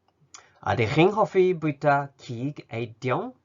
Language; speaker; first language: Welsh; non-native, fluent; Japanese